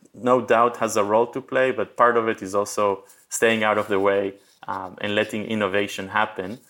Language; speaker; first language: English; early bilingual, other home language; Spanish